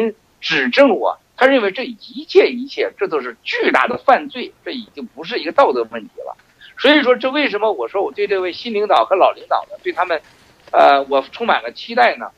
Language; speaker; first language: Chinese; native; Chinese